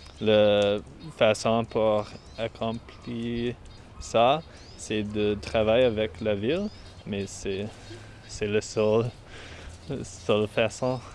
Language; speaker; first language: French; non-native, learner; English